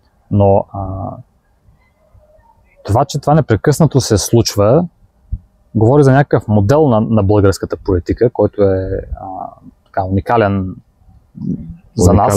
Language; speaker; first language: Bulgarian; native; Bulgarian